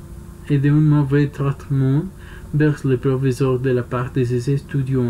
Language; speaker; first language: French; non-native, learner; Spanish